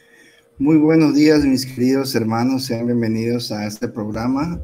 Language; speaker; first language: Spanish; native; Spanish